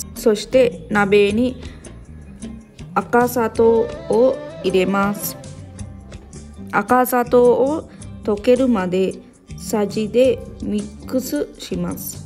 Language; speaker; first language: Japanese; non-native, learner; Sinhala